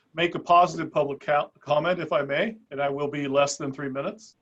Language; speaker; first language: English; early bilingual, other home language; Spanish